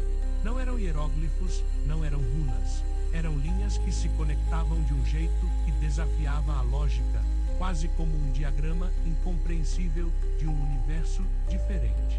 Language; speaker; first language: Portuguese; native; Portuguese